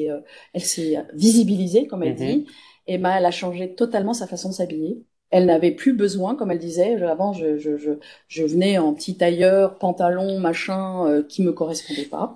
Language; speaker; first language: French; native; French